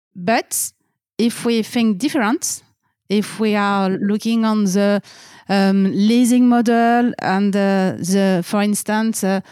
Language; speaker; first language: English; non-native, fluent; French